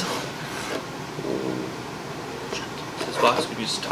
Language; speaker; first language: English; native; English